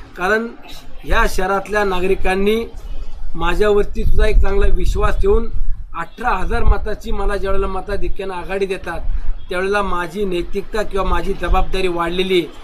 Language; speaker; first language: Marathi; native; Marathi